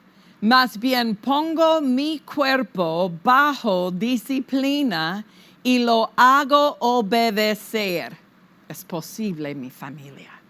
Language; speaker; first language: Spanish; non-native, fluent; English